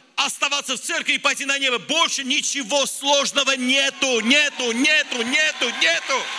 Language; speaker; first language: Russian; non-native, local second language; Armenian